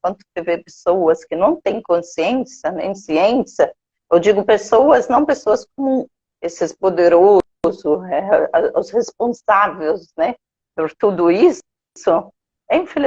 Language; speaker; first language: Portuguese; non-native, fluent; Arabic